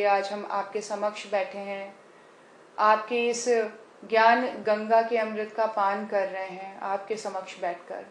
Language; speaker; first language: Hindi; native; Hindi